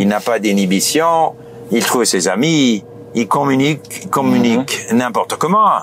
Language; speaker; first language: French; non-native, fluent; English